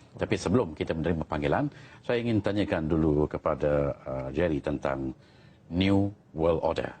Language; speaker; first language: Malay; native; Malay